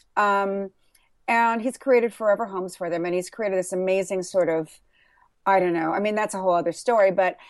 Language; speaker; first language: English; native; English